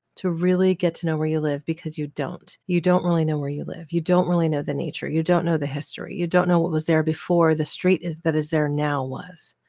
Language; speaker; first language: English; native; English